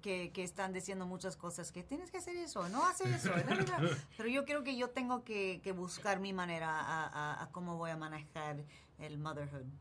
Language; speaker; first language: Spanish; non-native, fluent; English